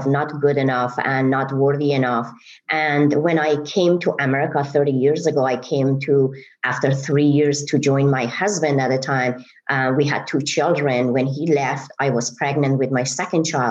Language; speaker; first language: English; non-native, fluent; Persian